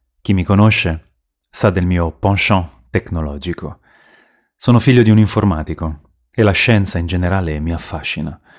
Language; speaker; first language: Italian; native; Italian